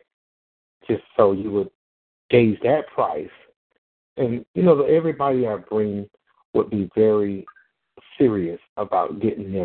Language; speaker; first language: English; native; English